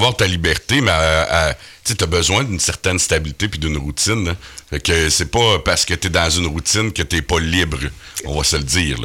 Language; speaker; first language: French; native; French